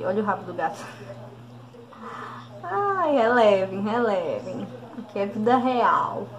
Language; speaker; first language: Portuguese; native; Portuguese